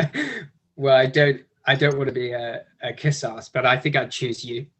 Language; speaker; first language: English; native; English